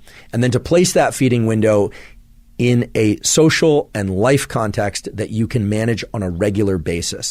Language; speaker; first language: English; native; English